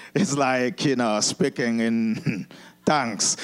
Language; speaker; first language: English; non-native, fluent; Portuguese